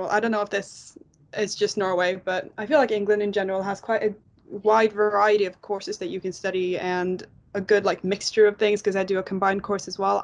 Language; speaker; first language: English; non-native, fluent; Norwegian